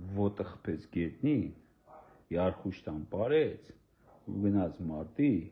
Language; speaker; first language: Armenian; native; Armenian